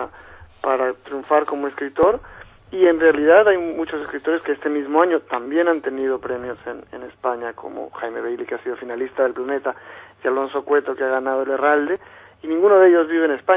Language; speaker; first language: Spanish; native; Spanish